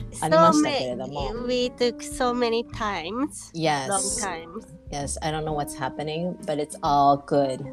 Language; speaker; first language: English; non-native, fluent; Japanese